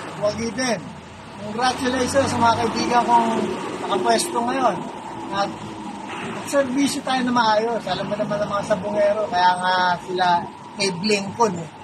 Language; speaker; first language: Filipino; native; Filipino